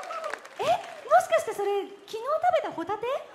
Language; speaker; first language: Japanese; native; Japanese